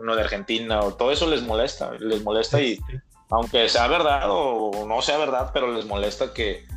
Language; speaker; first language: Spanish; native; Spanish